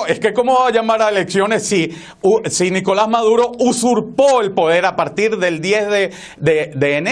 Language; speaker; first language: Spanish; native; Spanish